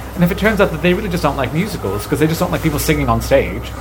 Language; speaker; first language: English; early bilingual, other home language; Arabic